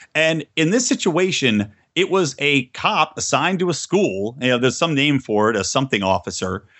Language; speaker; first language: English; native; English